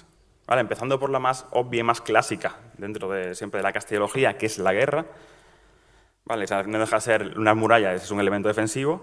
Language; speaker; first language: Spanish; native; Spanish